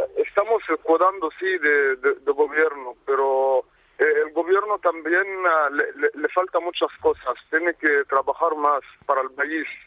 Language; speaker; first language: Spanish; non-native, learner; Arabic